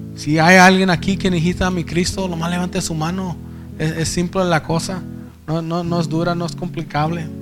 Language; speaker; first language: Spanish; early bilingual, heritage; Spanish